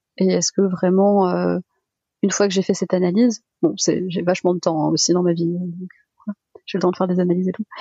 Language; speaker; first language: French; early bilingual, other home language; Malagasy